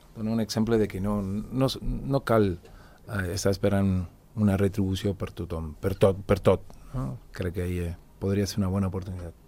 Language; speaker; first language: Catalan; non-native, local second language; Spanish